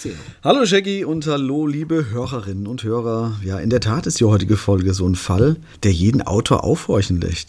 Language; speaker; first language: German; native; German